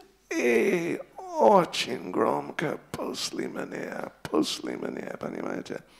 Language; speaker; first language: Russian; non-native, learner; English